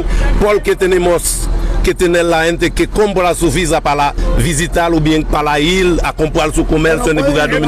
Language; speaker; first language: Spanish; non-native, local second language; Haitian Creole